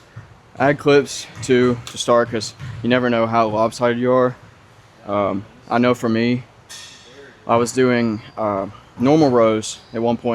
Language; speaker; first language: English; native; English